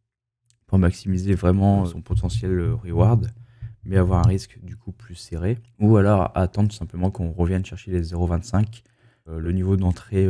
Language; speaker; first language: French; native; French